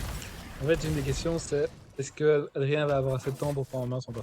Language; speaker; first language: French; native; French